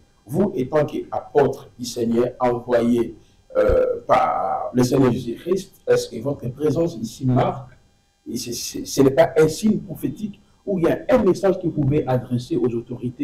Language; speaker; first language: French; non-native, local second language; Lingala